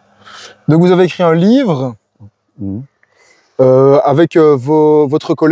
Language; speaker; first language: French; native; French